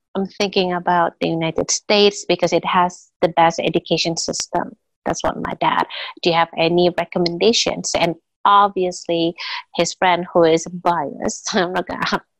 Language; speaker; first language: English; non-native, fluent; Indonesian